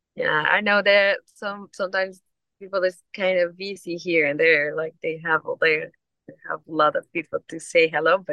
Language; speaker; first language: English; non-native, fluent; Spanish